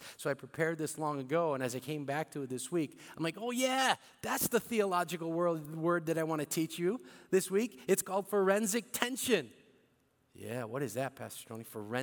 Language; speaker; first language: English; early bilingual, other home language; Bikol